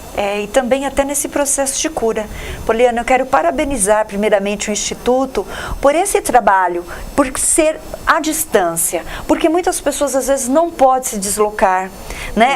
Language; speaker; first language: Portuguese; native; Portuguese